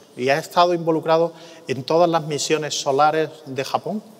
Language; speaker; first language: Spanish; native; Spanish